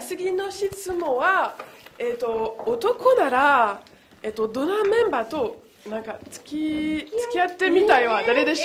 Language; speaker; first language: Japanese; non-native, learner; French